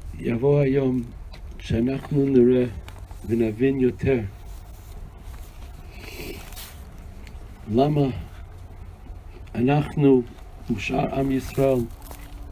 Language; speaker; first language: Hebrew; non-native, fluent; English